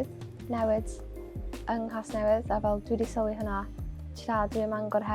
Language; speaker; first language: Welsh; non-native, local second language; English